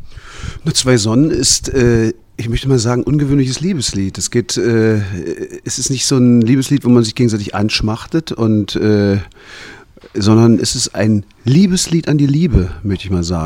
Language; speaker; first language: German; native; German